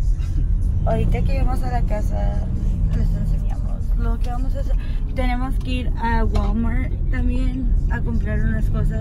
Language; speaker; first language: Spanish; early bilingual, other home language; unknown